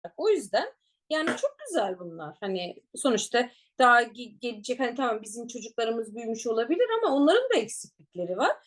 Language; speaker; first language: Turkish; native; Turkish